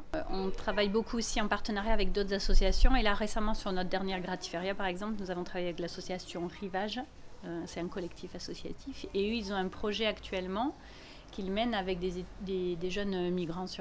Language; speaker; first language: French; native; French